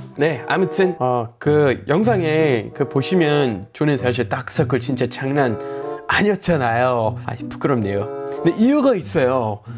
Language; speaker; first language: Korean; non-native, fluent; English